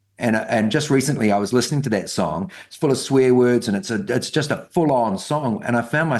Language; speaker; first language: English; native; English